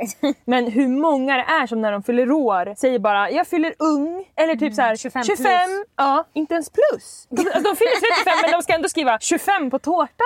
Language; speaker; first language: Swedish; native; Swedish